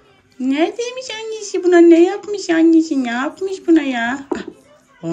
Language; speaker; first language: Turkish; native; Turkish